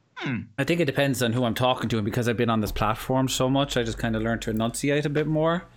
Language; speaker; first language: English; native; English